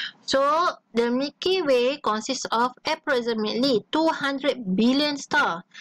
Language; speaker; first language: English; non-native, local second language; Malay